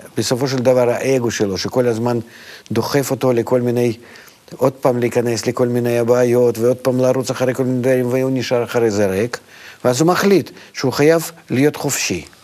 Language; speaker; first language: Hebrew; non-native, fluent; Russian